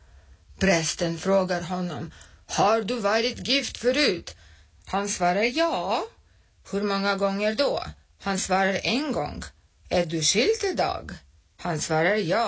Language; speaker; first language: Swedish; non-native, fluent; Russian